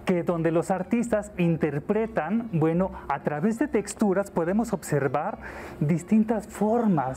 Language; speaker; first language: Spanish; native; Spanish